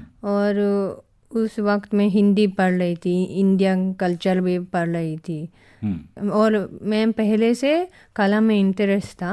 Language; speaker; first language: Hindi; non-native, fluent; Japanese